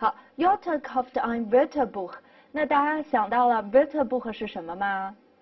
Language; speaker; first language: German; non-native, fluent; Chinese